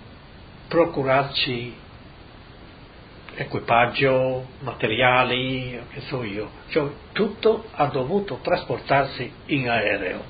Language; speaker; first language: Italian; native; Italian